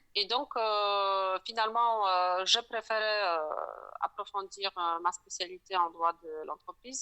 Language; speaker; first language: French; non-native, fluent; Polish